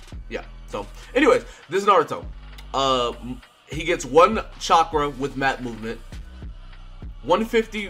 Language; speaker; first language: English; native; English